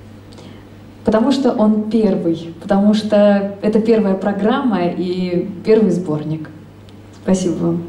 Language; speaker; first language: Russian; native; Russian